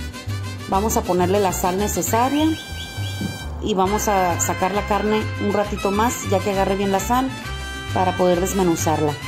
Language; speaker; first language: Spanish; native; Spanish